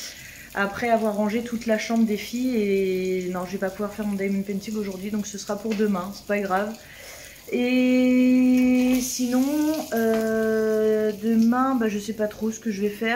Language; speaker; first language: French; native; French